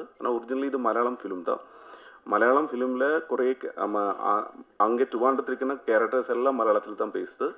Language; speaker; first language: Tamil; non-native, learner; Malayalam